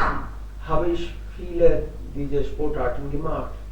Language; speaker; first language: German; non-native, fluent; Hindi